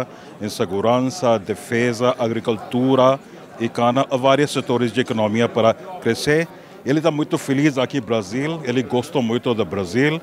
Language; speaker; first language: Portuguese; non-native, fluent; Hindi